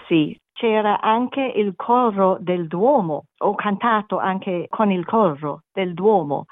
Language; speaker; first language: Italian; non-native, learner; German